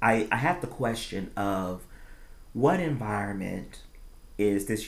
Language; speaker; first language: English; native; English